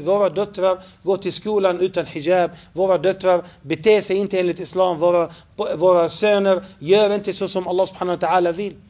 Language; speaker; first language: Swedish; non-native, fluent; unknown